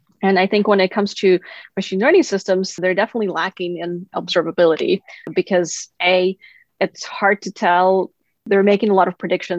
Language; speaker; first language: English; non-native, fluent; Kazakh